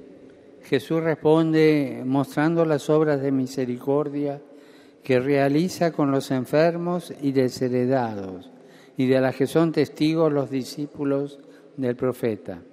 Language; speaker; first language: Spanish; native; Spanish